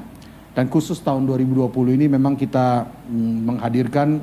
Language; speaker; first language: Indonesian; native; Indonesian